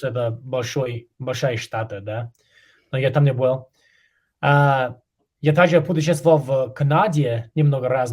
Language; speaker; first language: Russian; non-native, learner; English